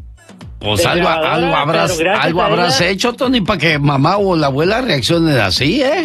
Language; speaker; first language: Spanish; native; Spanish